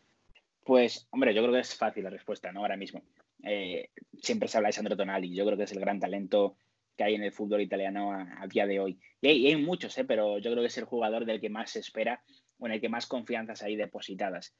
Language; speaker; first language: Spanish; native; Spanish